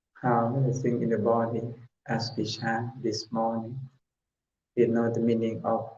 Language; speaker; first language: English; non-native, learner; Thai